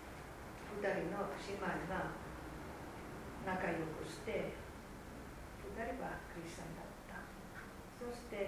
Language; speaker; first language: Japanese; non-native, fluent; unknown